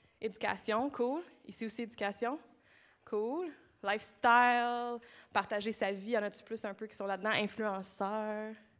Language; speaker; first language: French; native; French